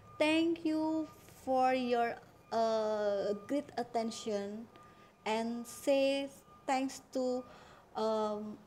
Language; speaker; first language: English; non-native, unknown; Indonesian